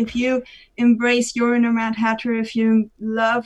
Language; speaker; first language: English; non-native, fluent; German